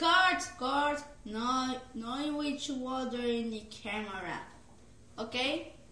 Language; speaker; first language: English; non-native, learner; Spanish